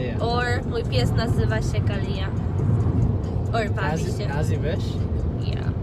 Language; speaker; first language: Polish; non-native, learner; English